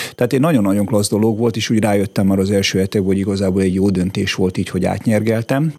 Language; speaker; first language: Hungarian; early bilingual, heritage; German